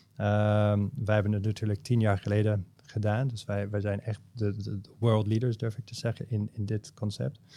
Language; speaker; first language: Dutch; non-native, fluent; English